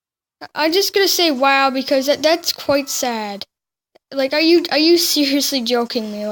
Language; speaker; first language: English; native; English